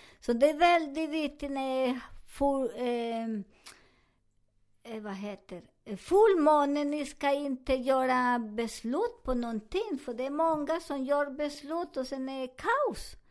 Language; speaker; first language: Swedish; non-native, learner; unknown